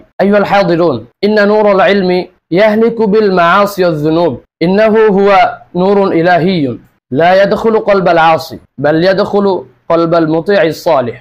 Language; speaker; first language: Arabic; non-native, learner; Bangla